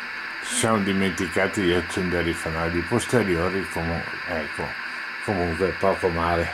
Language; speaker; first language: Italian; native; Italian